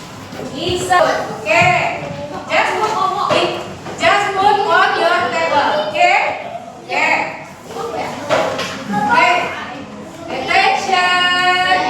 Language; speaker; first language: English; non-native, learner; Indonesian